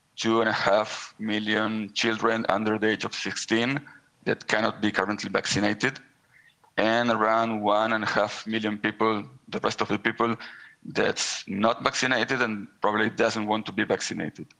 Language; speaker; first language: English; non-native, fluent; Hebrew